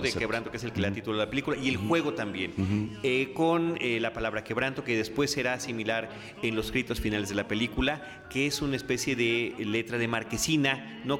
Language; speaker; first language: Spanish; native; Spanish